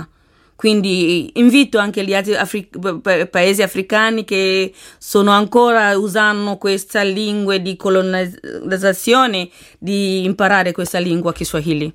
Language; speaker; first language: Italian; non-native, learner; Swahili